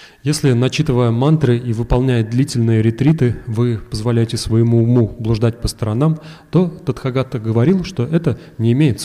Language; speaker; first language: Russian; native; Russian